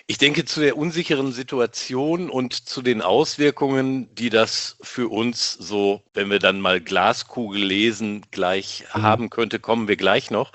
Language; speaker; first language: German; native; German